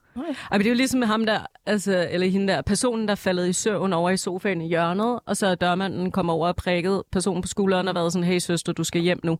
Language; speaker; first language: Danish; native; Danish